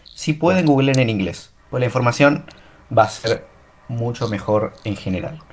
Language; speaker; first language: Spanish; native; Spanish